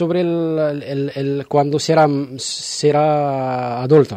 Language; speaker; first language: Spanish; non-native, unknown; Arabic